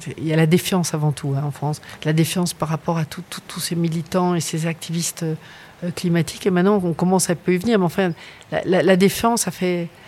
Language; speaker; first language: French; native; French